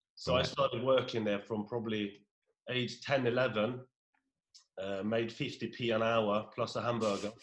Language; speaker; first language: English; non-native, fluent; Norwegian